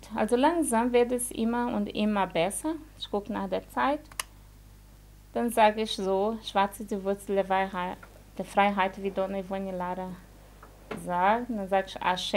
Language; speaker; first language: German; non-native, fluent; Portuguese